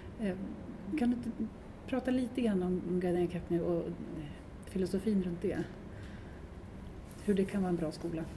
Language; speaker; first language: Swedish; native; Swedish